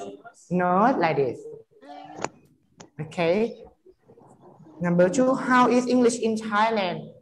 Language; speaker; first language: English; non-native, learner; Thai